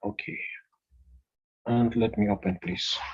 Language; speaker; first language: English; non-native, fluent; Spanish